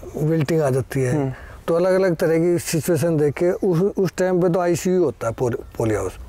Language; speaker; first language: Hindi; native; Hindi